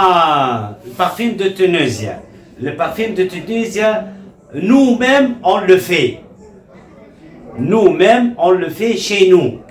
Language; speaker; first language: French; non-native, local second language; Arabic